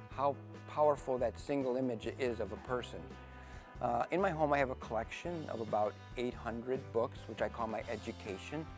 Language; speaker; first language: English; native; English